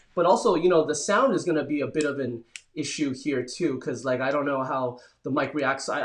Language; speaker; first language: English; early bilingual, other home language; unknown